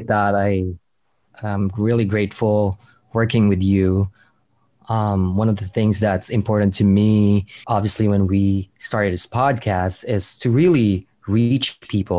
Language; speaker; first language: English; non-native, local second language; Filipino